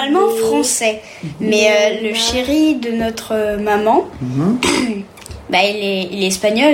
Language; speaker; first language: French; early bilingual, heritage; French